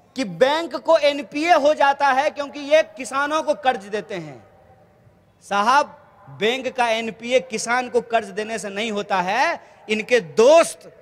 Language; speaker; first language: Hindi; native; Hindi